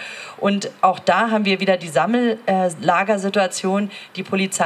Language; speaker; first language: German; native; German